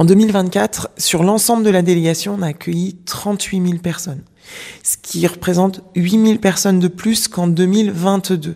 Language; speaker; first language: French; native; French